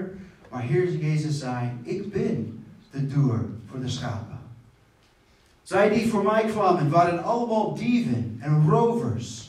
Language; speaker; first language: Dutch; non-native, fluent; English